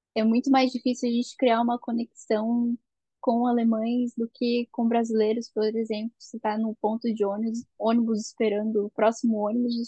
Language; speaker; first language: Portuguese; native; Portuguese